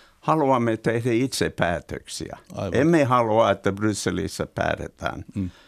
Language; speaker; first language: Finnish; non-native, fluent; English